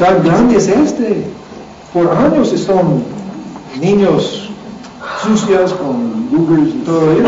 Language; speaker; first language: Spanish; non-native, learner; English